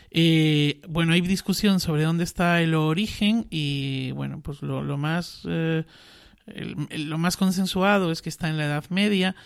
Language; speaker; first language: Spanish; native; Spanish